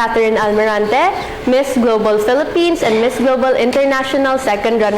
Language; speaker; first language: English; non-native, local second language; Filipino